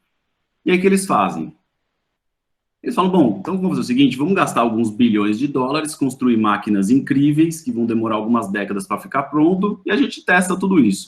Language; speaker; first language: Portuguese; native; Portuguese